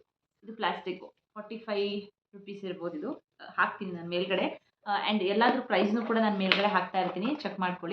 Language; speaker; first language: Kannada; native; Kannada